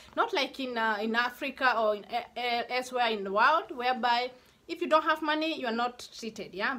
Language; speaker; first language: English; non-native, local second language; Kikuyu